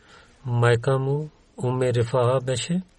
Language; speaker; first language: Bulgarian; non-native, learner; Urdu